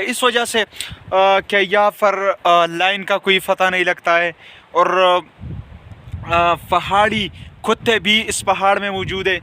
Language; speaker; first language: Hindi; non-native, local second language; Pashto